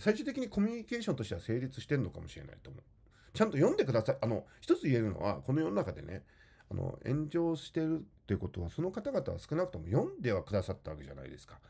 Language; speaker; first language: Japanese; native; Japanese